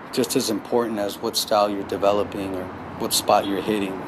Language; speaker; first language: English; native; English